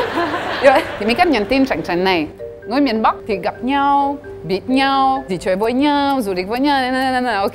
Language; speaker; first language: Vietnamese; non-native, fluent; French